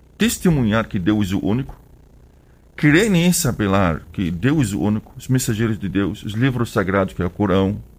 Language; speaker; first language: Portuguese; non-native, learner; Arabic